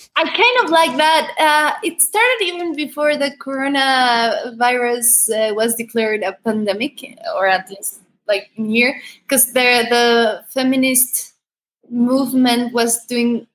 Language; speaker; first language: English; non-native, fluent; Spanish